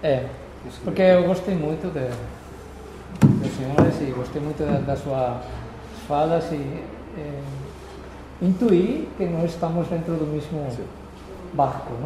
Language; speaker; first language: Portuguese; non-native, fluent; Spanish